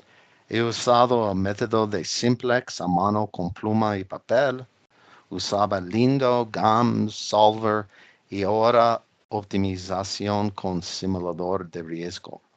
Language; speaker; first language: Spanish; non-native, fluent; English